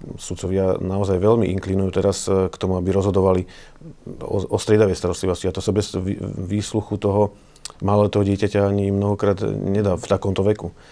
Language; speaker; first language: Slovak; native; Slovak